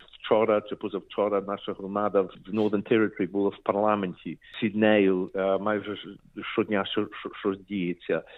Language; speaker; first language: Ukrainian; early bilingual, heritage; Ukrainian